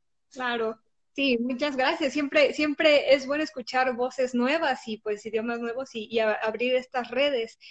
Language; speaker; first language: Spanish; native; Spanish